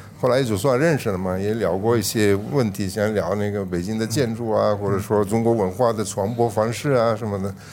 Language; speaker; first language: Chinese; non-native, fluent; Italian